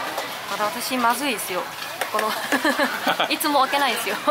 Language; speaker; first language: Japanese; non-native, fluent; Vietnamese